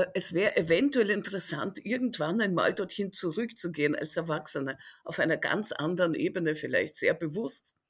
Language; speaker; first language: German; early bilingual, other home language; Russian